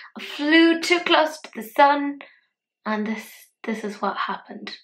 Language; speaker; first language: English; native; English